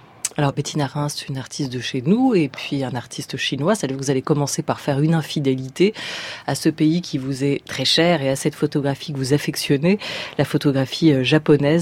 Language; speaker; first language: French; native; French